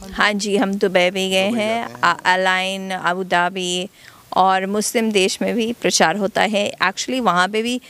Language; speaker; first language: Hindi; non-native, fluent; English